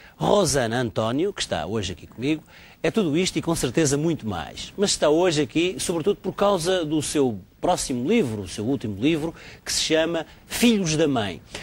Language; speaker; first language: Portuguese; native; Portuguese